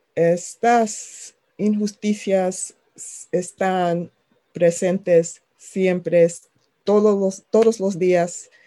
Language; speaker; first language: Spanish; non-native, fluent; English